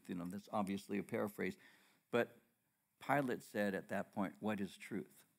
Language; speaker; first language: English; native; English